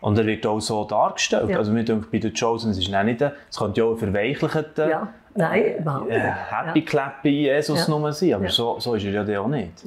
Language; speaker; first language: German; native; German